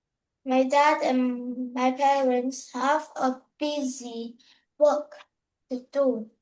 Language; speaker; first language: English; non-native, learner; Vietnamese